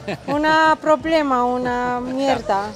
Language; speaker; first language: Spanish; non-native, learner; Romanian